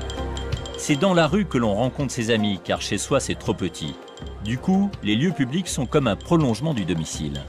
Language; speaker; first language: French; native; French